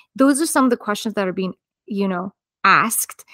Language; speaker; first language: English; non-native, fluent; Persian